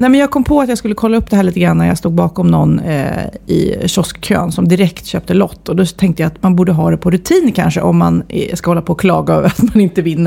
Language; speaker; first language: Swedish; native; Swedish